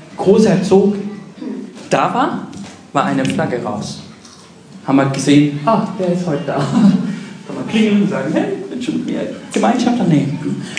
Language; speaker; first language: German; non-native, fluent; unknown